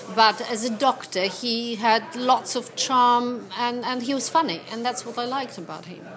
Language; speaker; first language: English; non-native, fluent; Polish